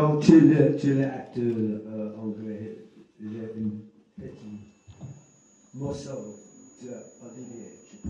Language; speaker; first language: French; non-native, learner; English